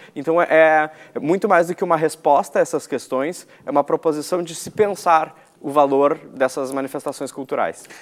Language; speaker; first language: Portuguese; native; Portuguese